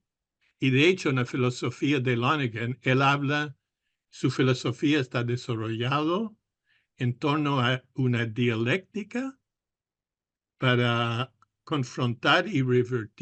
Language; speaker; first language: Spanish; non-native, fluent; English